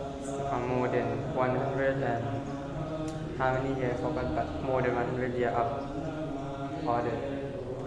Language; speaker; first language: English; non-native, learner; Thai